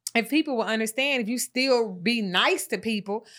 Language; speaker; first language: English; native; English